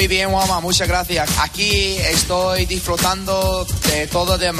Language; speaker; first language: Spanish; native; Spanish